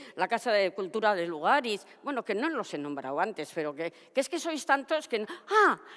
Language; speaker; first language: Basque; non-native, local second language; Spanish